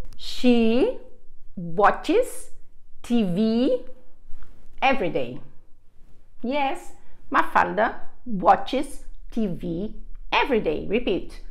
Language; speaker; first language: English; non-native, fluent; Portuguese